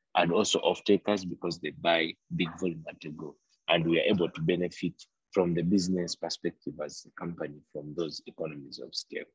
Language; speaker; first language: English; non-native, local second language; Ganda